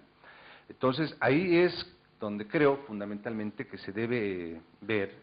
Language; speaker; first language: Spanish; native; Spanish